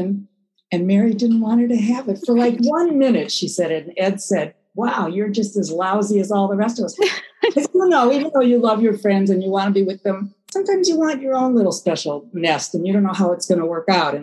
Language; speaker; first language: English; native; English